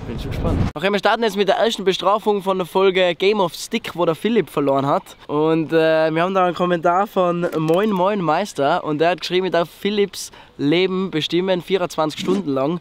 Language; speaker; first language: German; native; German